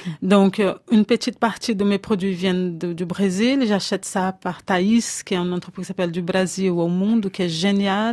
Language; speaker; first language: French; non-native, fluent; Portuguese